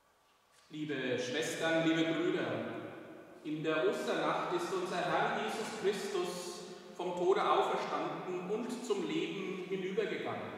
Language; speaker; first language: German; native; German